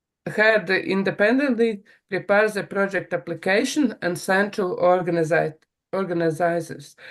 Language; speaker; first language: English; non-native, learner; Latvian